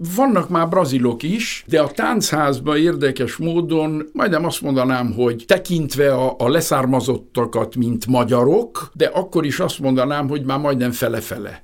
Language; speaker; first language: Hungarian; early bilingual, heritage; Hungarian